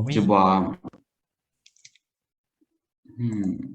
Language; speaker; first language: French; non-native, learner; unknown